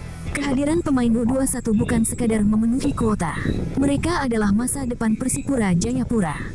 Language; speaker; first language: Indonesian; native; Indonesian